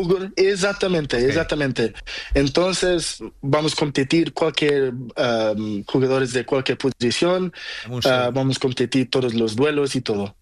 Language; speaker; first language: Spanish; non-native, learner; Portuguese